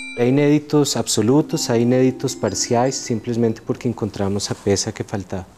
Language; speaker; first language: Portuguese; non-native, fluent; Spanish